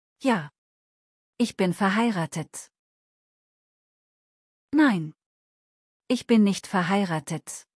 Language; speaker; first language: German; non-native, fluent; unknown